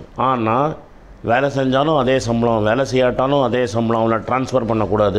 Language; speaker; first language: Tamil; native; Tamil